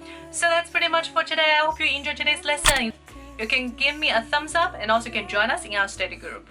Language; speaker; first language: English; non-native, fluent; Chinese